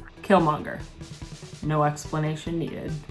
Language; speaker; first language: English; native; English